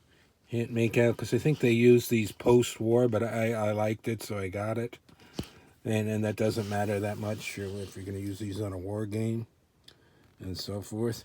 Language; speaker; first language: English; native; English